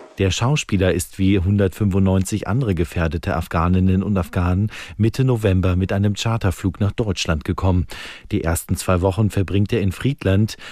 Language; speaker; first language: German; native; German